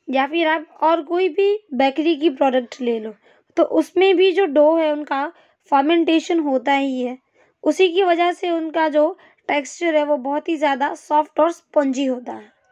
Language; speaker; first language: Hindi; non-native, local second language; Gujarati